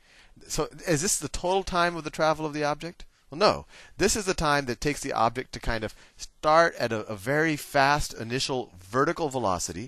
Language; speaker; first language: English; native; English